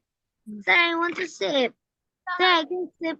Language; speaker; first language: English; non-native, learner; Bangla